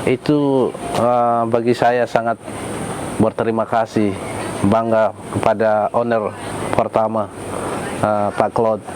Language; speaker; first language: Indonesian; non-native, local second language; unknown